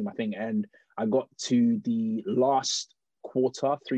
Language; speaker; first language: English; native; English